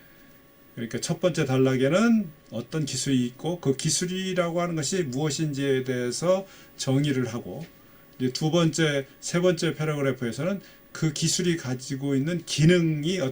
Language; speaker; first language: Korean; native; Korean